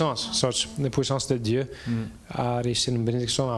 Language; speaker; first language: French; non-native, learner; English